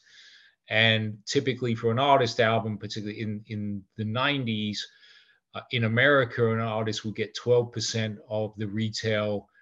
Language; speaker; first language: English; native; English